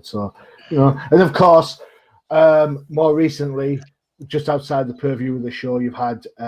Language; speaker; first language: English; native; English